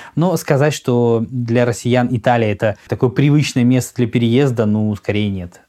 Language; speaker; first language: Russian; native; Russian